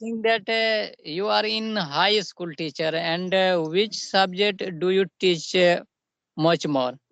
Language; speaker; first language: English; non-native, local second language; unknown